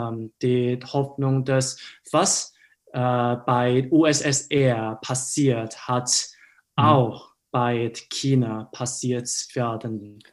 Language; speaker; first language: German; non-native, learner; Cantonese